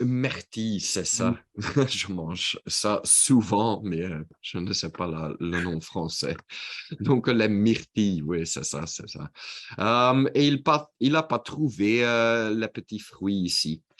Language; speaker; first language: French; non-native, local second language; Dutch